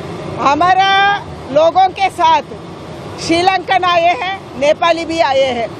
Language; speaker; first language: Hindi; non-native, local second language; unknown